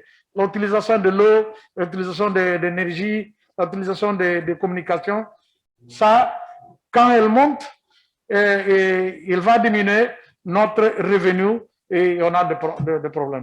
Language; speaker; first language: French; non-native, learner; Kabuverdianu